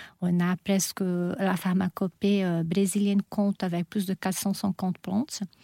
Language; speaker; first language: French; non-native, fluent; Portuguese